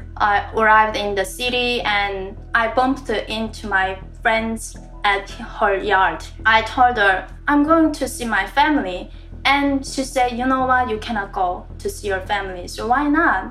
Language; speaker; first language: English; non-native, learner; Korean